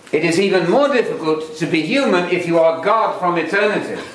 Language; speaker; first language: English; native; English